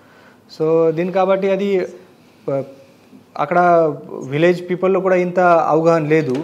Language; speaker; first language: Telugu; non-native, learner; Marathi